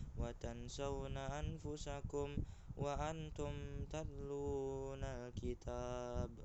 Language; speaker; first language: Arabic; non-native, learner; Indonesian